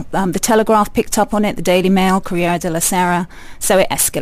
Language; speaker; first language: English; native; English